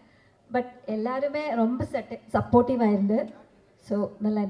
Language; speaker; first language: Tamil; non-native, learner; Malayalam